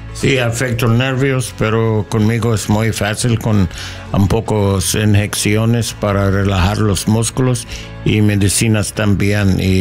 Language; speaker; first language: Spanish; non-native, learner; English